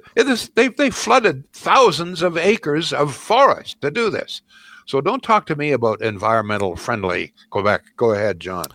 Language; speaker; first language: English; native; English